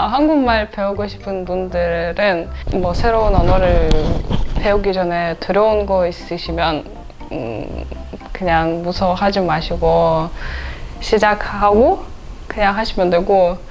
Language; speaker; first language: Korean; non-native, fluent; Russian